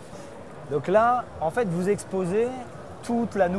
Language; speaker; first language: French; native; French